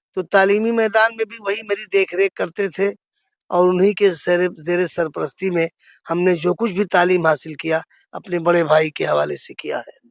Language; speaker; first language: Urdu; native; Urdu